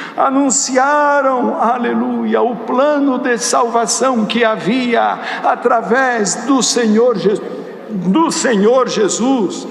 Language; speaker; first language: Portuguese; native; Portuguese